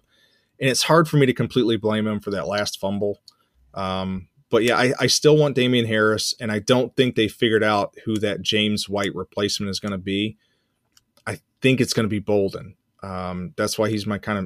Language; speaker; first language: English; native; English